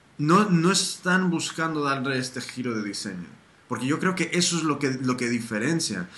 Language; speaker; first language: Spanish; early bilingual, heritage; Spanish